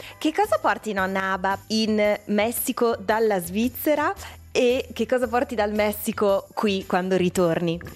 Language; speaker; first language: Italian; native; Italian